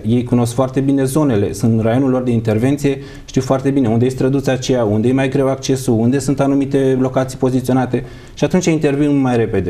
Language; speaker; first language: Romanian; native; Romanian